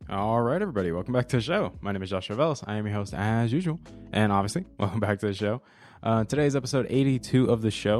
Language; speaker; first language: English; native; English